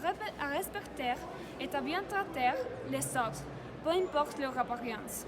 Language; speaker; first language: French; non-native, learner; Spanish